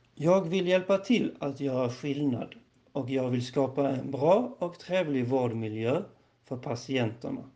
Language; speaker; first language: Swedish; non-native, learner; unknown